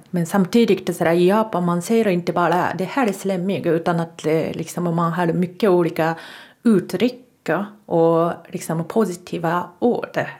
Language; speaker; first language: Swedish; non-native, fluent; Japanese